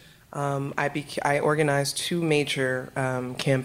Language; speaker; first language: English; native; English